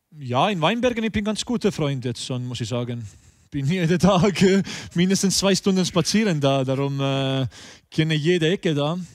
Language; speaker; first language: German; non-native, learner; Estonian